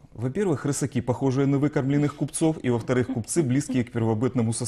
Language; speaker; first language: Russian; non-native, local second language; Ukrainian